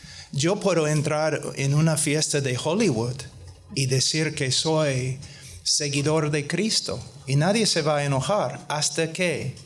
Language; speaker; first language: Spanish; non-native, fluent; English